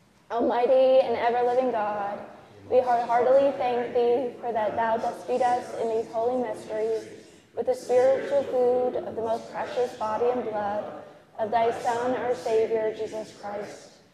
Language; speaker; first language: English; native; English